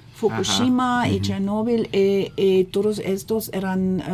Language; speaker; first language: Spanish; non-native, fluent; German